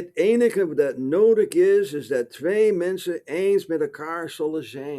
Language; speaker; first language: Dutch; non-native, fluent; English